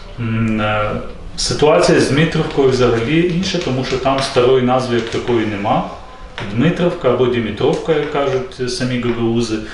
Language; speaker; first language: Ukrainian; non-native, local second language; Gagauz